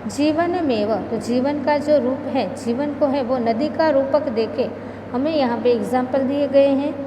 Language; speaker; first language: Hindi; non-native, local second language; Gujarati